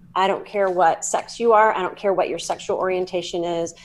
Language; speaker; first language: English; native; English